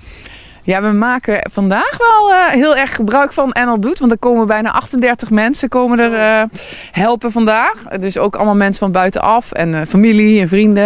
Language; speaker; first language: Dutch; native; Dutch